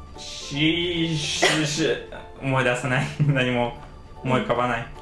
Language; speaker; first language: Japanese; non-native, fluent; Russian